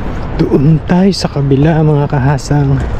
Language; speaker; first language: Filipino; native; Filipino